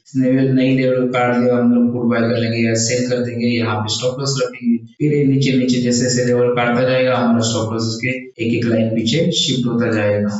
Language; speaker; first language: Hindi; non-native, local second language; Marathi